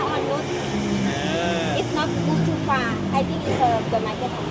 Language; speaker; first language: English; non-native, learner; Thai